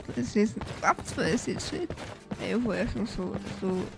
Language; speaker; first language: German; native; German